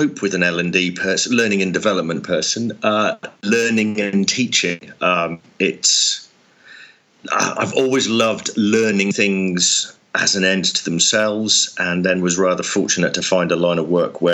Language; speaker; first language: English; native; English